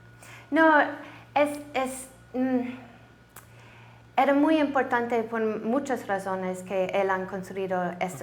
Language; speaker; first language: Spanish; non-native, learner; English